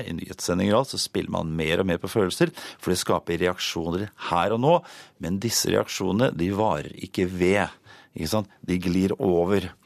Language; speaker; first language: Norwegian; native; Norwegian